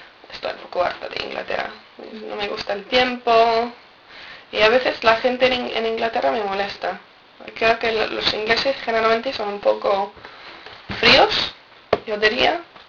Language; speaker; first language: Spanish; non-native, fluent; English